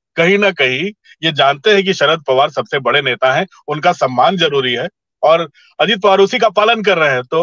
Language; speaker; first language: Hindi; native; Hindi